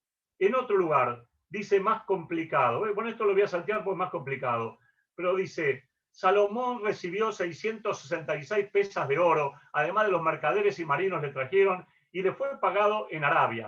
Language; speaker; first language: Spanish; native; Spanish